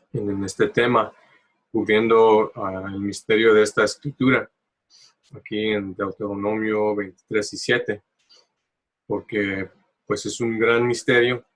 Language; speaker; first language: Spanish; early bilingual, heritage; Spanish